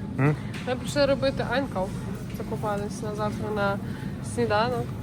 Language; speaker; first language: Ukrainian; native; Ukrainian